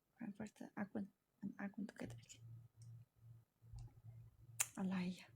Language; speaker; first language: English; non-native, learner; Chinese